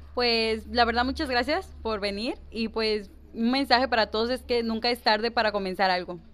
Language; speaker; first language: Spanish; native; Spanish